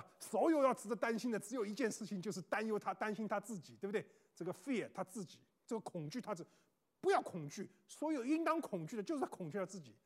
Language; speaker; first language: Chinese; native; Chinese